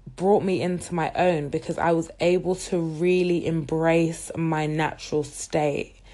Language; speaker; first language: English; native; English